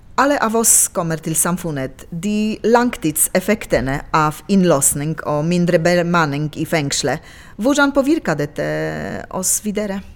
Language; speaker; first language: Norwegian; non-native, fluent; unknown